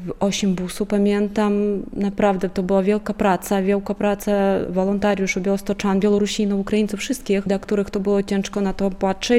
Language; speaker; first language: Polish; non-native, fluent; Ukrainian